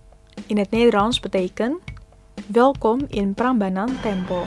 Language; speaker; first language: Dutch; non-native, learner; Indonesian